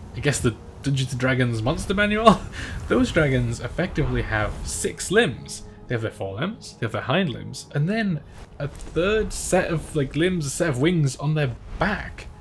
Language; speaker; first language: English; native; English